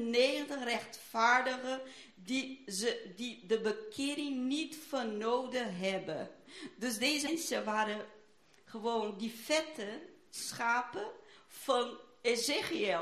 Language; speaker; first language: Dutch; non-native, fluent; Portuguese